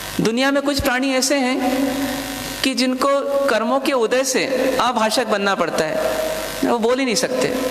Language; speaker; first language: Hindi; non-native, local second language; Marwari